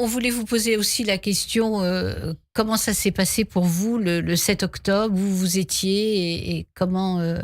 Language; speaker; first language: French; native; French